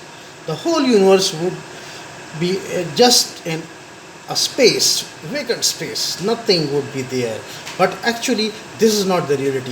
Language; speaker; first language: English; non-native, local second language; Pashto